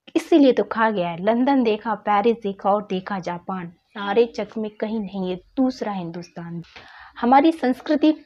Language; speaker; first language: Hindi; native; Hindi